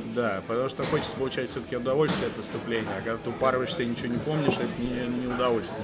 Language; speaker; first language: Russian; native; Russian